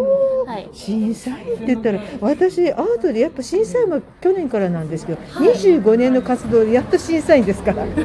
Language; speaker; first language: Japanese; native; Japanese